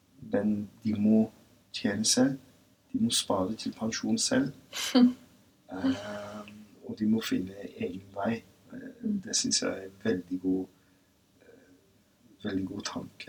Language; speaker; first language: Norwegian; non-native, fluent; English